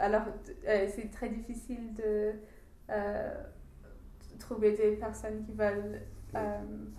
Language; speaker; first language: French; non-native, learner; English